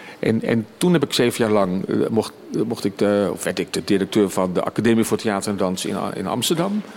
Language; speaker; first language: Dutch; native; Dutch